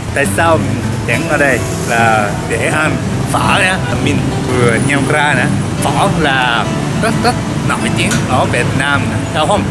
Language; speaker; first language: Vietnamese; non-native, learner; Japanese